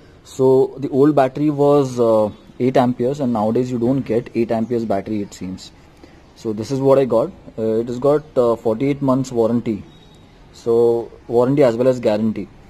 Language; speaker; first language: English; non-native, local second language; Gujarati